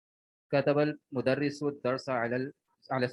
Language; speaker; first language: Arabic; non-native, learner; Urdu